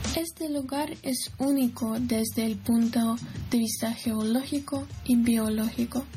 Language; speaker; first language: Spanish; non-native, fluent; Ukrainian